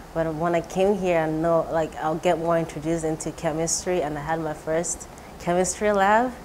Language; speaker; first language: English; non-native, local second language; Igbo